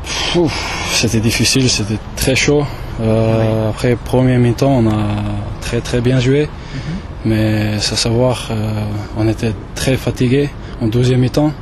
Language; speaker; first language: French; non-native, fluent; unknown